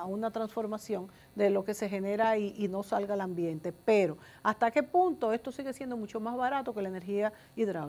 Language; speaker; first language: Spanish; native; Spanish